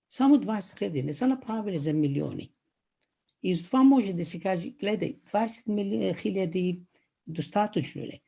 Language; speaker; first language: Bulgarian; non-native, fluent; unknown